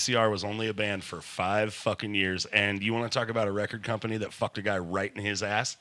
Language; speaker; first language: English; native; English